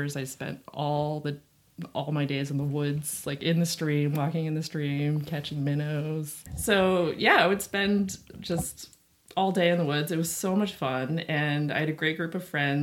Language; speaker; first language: English; native; English